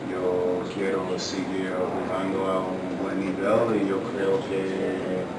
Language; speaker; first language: Spanish; non-native, learner; English